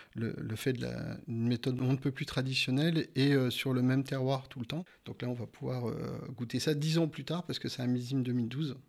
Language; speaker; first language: French; native; French